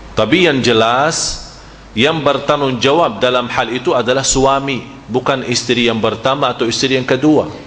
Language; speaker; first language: Malay; non-native, fluent; Arabic